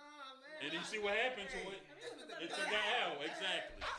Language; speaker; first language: English; native; English